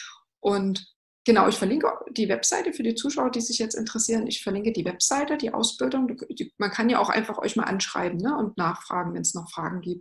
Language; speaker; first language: German; native; German